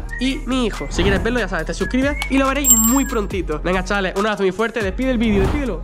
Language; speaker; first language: Spanish; native; Spanish